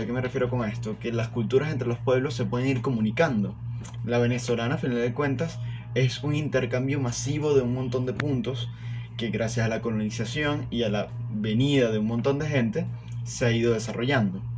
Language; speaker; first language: Spanish; native; Spanish